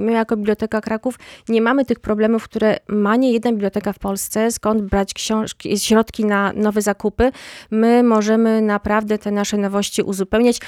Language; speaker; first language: Polish; native; Polish